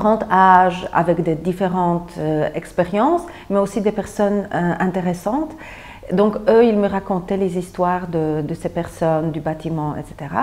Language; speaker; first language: French; non-native, fluent; Polish